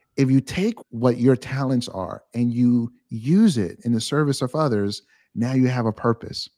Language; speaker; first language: English; native; English